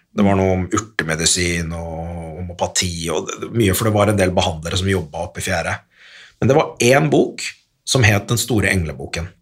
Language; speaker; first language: Norwegian; early bilingual, other home language; Arabic